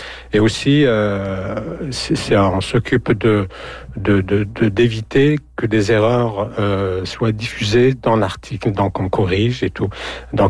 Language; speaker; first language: French; non-native, local second language; Arabic